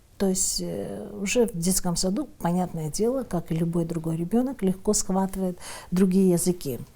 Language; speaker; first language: Russian; non-native, local second language; Crimean Tatar